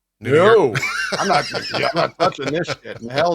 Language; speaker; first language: English; native; English